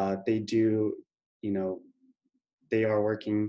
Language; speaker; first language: English; native; English